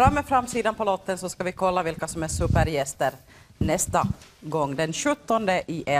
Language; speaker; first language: Swedish; native; Swedish